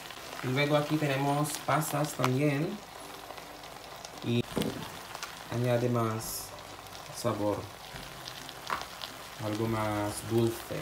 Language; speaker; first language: Spanish; non-native, fluent; Filipino